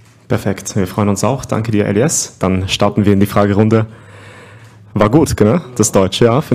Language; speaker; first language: German; native; German